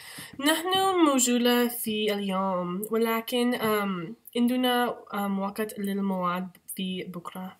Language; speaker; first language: Arabic; non-native, learner; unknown